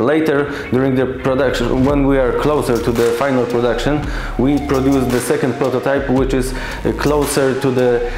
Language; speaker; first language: English; non-native, fluent; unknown